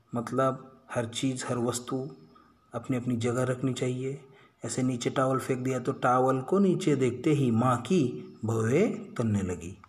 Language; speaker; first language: Hindi; non-native, local second language; Marathi